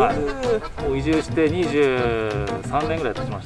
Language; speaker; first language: Japanese; native; Japanese